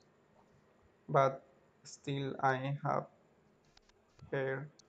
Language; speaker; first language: English; non-native, learner; Spanish